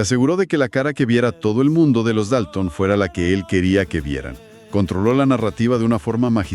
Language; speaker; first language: Spanish; native; Spanish